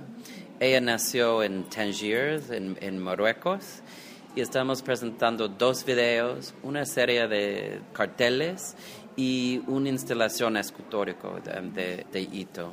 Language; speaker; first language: Spanish; non-native, fluent; English